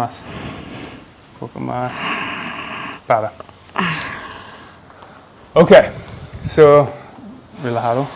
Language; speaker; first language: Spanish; non-native, learner; English